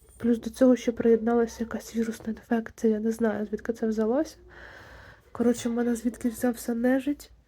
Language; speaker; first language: Ukrainian; native; Ukrainian